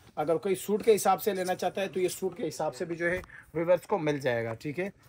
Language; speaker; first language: Urdu; native; Urdu